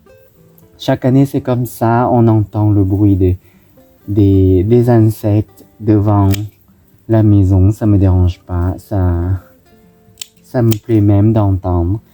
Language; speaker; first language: French; non-native, fluent; Thai